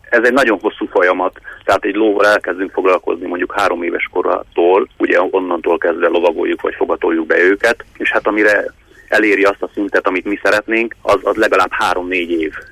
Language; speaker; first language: Hungarian; native; Hungarian